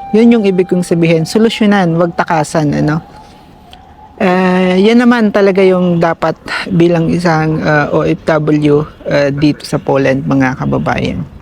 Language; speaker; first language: Filipino; native; Filipino